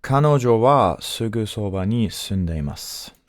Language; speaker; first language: Japanese; non-native, learner; English